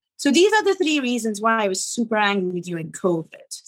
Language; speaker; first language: English; non-native, fluent; Arabic